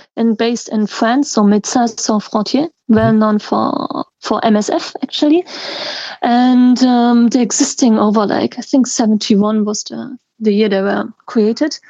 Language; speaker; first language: English; non-native, fluent; German